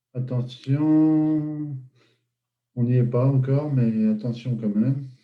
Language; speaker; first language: French; native; French